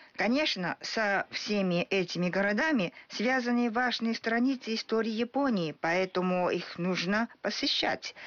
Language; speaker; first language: Russian; non-native, fluent; Japanese